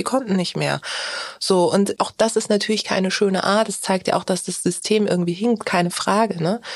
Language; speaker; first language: German; early bilingual, other home language; Turkish